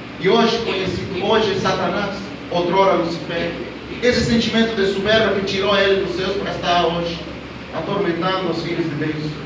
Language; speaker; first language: Portuguese; non-native, fluent; Spanish